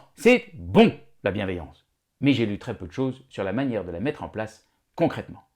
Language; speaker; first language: French; native; French